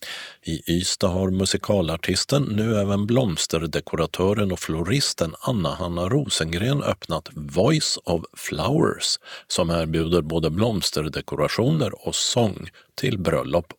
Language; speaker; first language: Swedish; native; Swedish